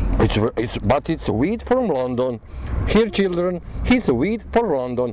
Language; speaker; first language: English; non-native, learner; Croatian